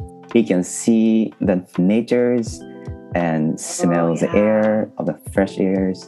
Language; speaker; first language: English; non-native, learner; Japanese